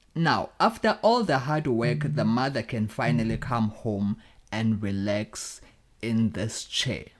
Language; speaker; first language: English; non-native, local second language; Zulu